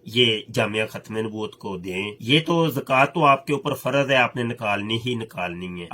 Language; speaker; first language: Urdu; native; Urdu